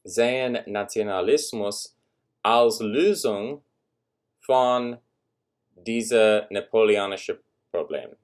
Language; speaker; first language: German; non-native, learner; English